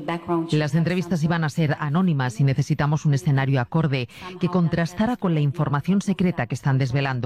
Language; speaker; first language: Spanish; native; Spanish